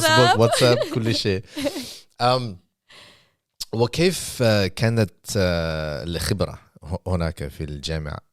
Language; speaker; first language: Arabic; non-native, fluent; English